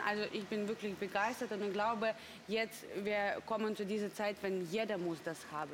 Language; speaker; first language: German; non-native, learner; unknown